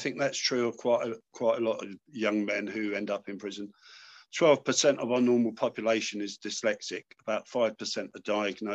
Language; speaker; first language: English; native; English